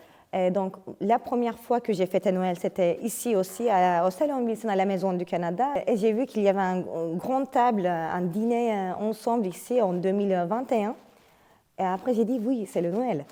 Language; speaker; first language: French; non-native, fluent; Turkish